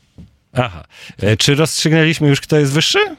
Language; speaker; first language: Polish; native; Polish